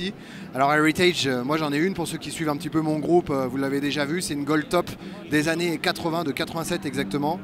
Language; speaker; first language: French; native; French